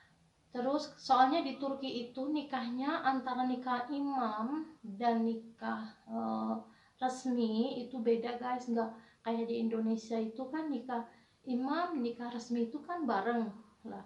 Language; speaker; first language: Indonesian; non-native, local second language; Javanese